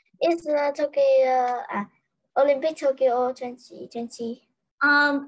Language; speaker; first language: English; non-native, learner; Vietnamese